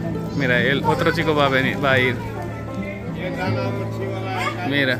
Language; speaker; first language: Spanish; non-native, learner; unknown